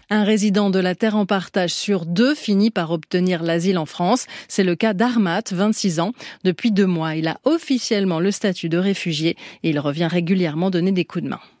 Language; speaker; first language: French; native; French